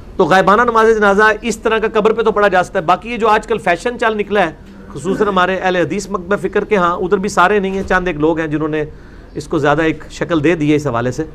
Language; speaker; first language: Urdu; non-native, local second language; Punjabi